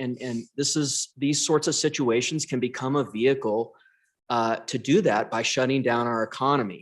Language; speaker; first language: English; native; English